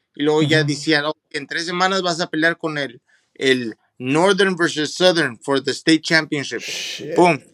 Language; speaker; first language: Spanish; early bilingual, heritage; Spanish